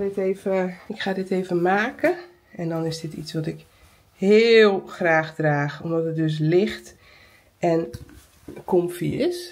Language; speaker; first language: Dutch; native; Dutch